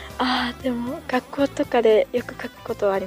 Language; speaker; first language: Japanese; native; Japanese